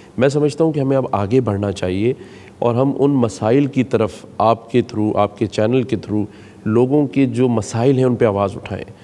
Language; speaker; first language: Urdu; native; Urdu